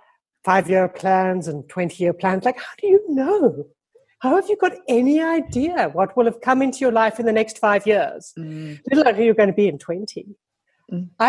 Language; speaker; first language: English; native; English